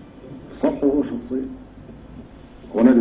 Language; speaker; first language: Arabic; native; Arabic